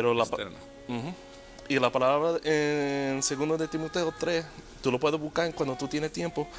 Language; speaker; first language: Spanish; early bilingual, heritage; Spanish